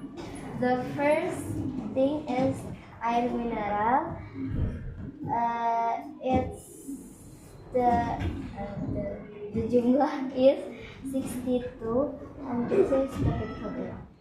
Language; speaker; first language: English; non-native, learner; Indonesian